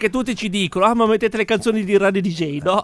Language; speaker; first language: Italian; native; Italian